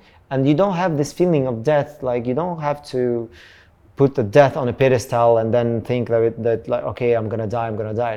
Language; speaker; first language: English; non-native, fluent; Russian